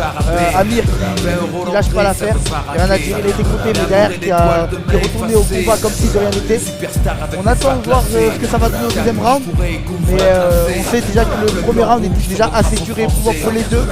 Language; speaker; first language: French; native; French